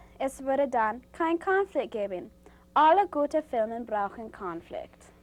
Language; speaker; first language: German; non-native, learner; English